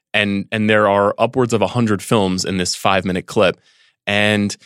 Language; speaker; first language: English; native; English